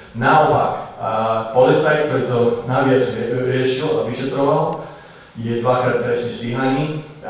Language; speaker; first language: Slovak; non-native, fluent; English